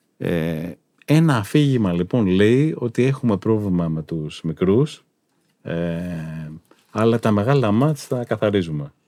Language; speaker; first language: Greek; native; Greek